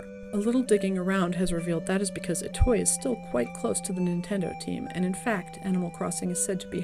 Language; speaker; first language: English; native; English